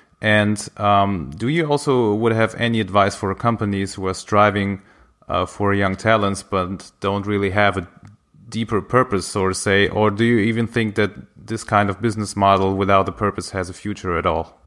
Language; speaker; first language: English; non-native, fluent; German